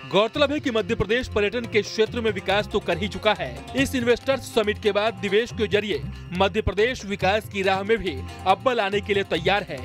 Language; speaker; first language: Hindi; native; Hindi